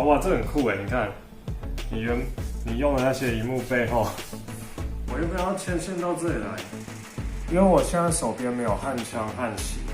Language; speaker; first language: Chinese; native; Chinese